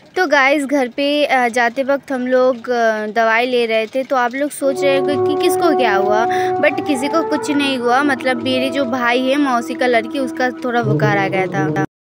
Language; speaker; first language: Hindi; non-native, local second language; Bangla